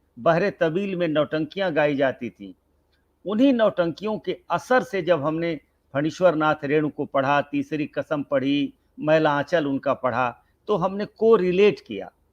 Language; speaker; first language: Hindi; non-native, local second language; Bhojpuri